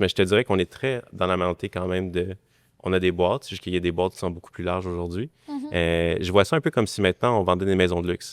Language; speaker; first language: French; native; French